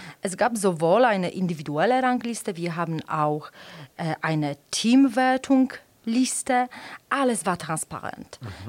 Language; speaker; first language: German; non-native, fluent; Polish